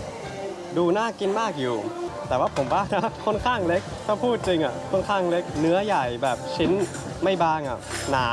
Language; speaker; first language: Thai; non-native, fluent; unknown